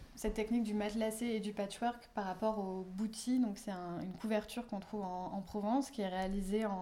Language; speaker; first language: French; native; French